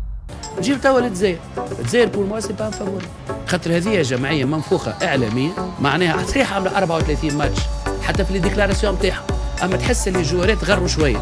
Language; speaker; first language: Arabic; native; Arabic